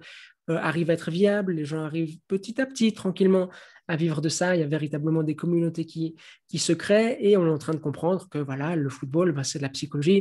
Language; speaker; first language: French; native; French